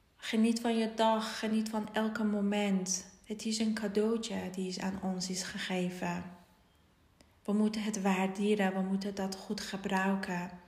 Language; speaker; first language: Dutch; non-native, fluent; Persian